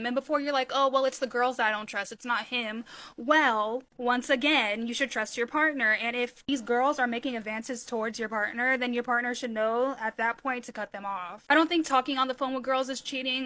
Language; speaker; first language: English; native; English